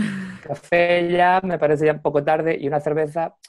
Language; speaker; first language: Spanish; native; Spanish